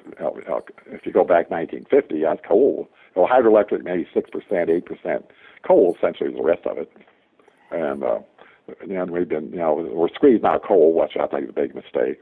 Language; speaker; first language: English; native; English